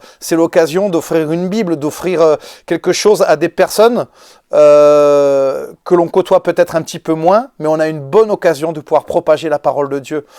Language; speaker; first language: French; native; French